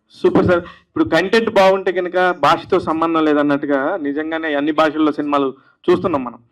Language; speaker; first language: Telugu; native; Telugu